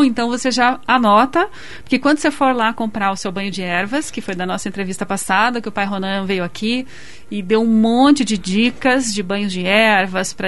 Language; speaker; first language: Portuguese; native; Portuguese